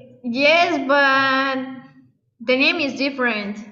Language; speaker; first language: English; non-native, learner; Spanish